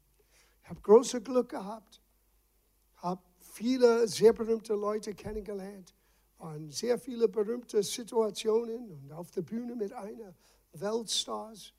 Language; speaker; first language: German; non-native, fluent; English